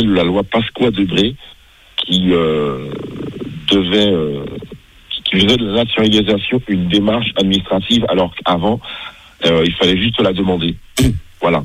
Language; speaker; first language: French; native; French